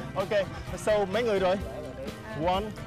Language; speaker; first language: Vietnamese; native; Vietnamese